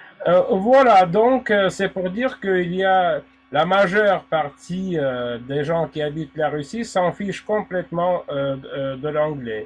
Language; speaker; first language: French; non-native, fluent; Russian